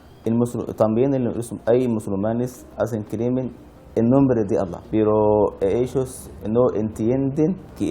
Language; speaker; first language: Spanish; non-native, learner; Arabic